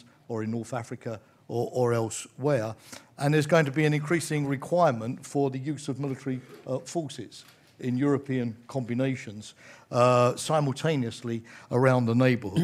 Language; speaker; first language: English; native; English